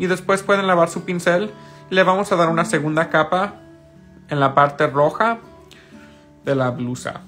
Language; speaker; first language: Spanish; early bilingual, heritage; Spanish